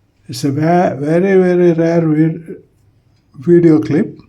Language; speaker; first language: English; non-native, local second language; Tamil